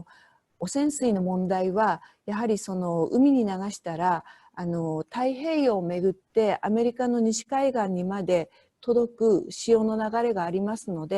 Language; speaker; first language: Japanese; native; Japanese